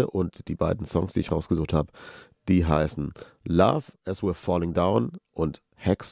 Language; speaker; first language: German; native; German